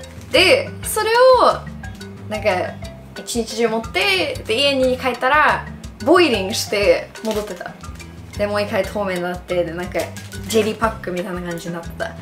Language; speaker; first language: Japanese; non-native, fluent; English